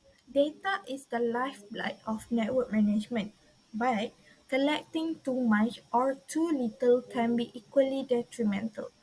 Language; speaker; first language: English; non-native, local second language; Malay